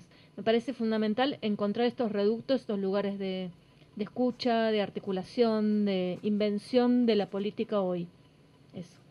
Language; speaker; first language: Spanish; native; Spanish